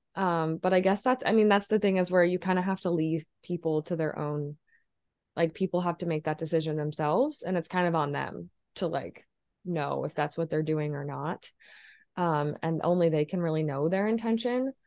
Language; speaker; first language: English; native; English